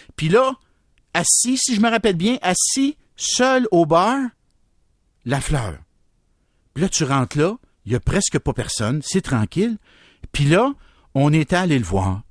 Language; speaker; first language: French; native; French